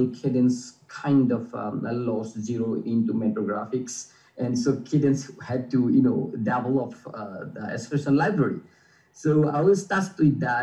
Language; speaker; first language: English; non-native, local second language; Assamese